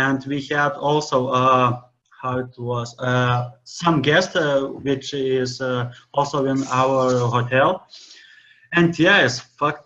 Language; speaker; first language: English; non-native, learner; Lithuanian